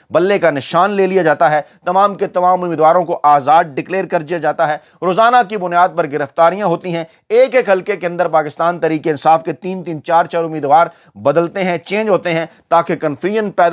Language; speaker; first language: Urdu; native; Urdu